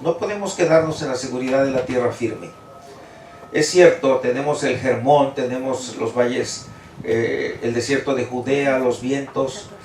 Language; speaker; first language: Spanish; native; Spanish